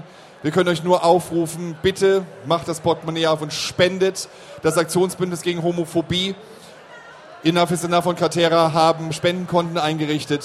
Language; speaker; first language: German; native; German